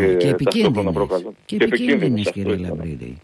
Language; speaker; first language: Greek; native; Greek